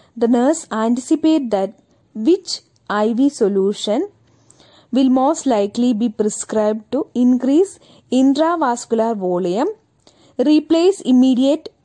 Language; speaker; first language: English; non-native, local second language; Malayalam